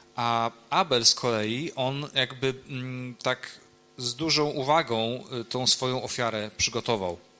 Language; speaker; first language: Polish; native; Polish